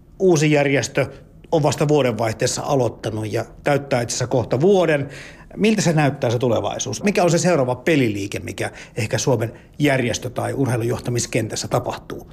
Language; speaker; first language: Finnish; native; Finnish